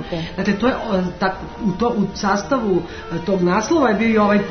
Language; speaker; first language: Serbian; native; Serbian